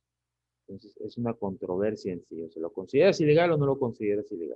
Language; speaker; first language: Spanish; native; Spanish